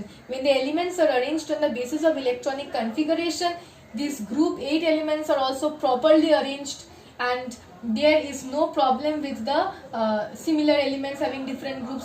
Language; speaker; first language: English; non-native, local second language; Bangla